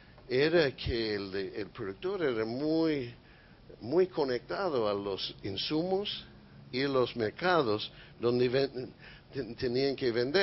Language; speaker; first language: Spanish; non-native, fluent; English